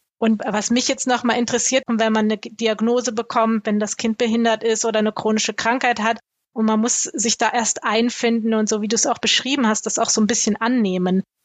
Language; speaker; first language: German; native; German